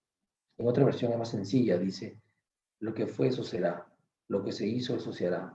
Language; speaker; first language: Spanish; native; Spanish